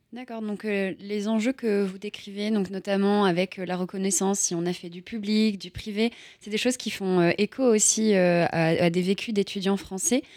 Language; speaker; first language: French; native; French